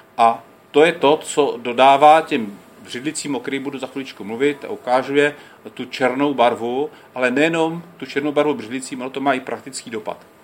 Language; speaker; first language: Czech; native; Czech